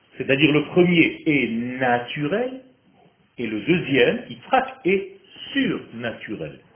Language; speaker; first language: French; non-native, fluent; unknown